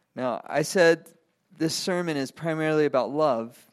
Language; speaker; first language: English; non-native, fluent; Spanish